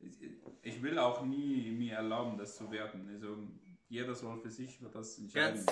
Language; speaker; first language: German; non-native, fluent; Arabic